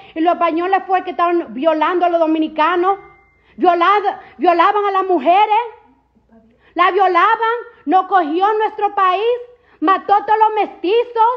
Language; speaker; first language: Spanish; early bilingual, heritage; Spanish